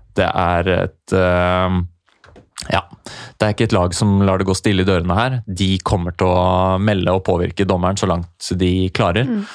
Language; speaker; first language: Norwegian; native; Norwegian